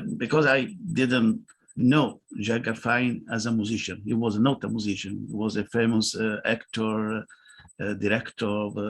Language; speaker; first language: English; non-native, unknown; Italian